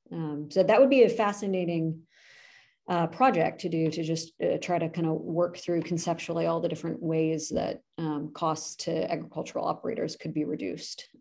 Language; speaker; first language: English; native; English